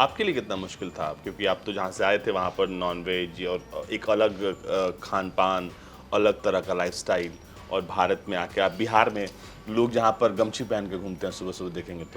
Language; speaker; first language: Hindi; native; Hindi